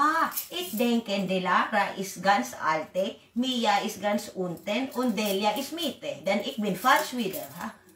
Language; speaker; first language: German; non-native, learner; Waray